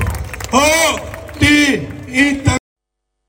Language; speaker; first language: German; native; German